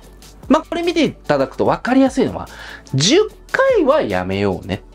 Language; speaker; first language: Japanese; native; Japanese